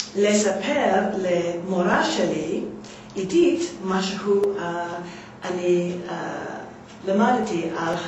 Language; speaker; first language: Hebrew; non-native, learner; English